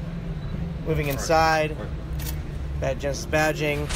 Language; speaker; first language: English; native; English